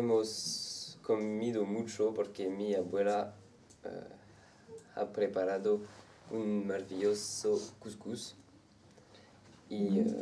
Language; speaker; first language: Spanish; non-native, learner; French